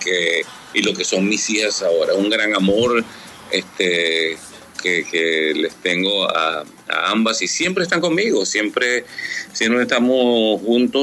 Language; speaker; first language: Spanish; native; Spanish